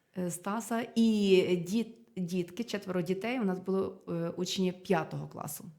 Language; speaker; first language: Ukrainian; native; Ukrainian